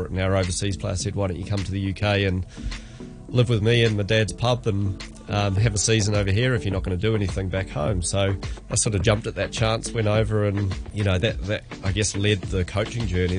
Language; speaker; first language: English; native; English